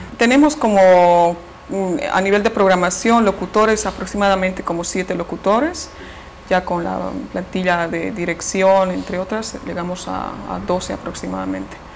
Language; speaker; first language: Spanish; native; Spanish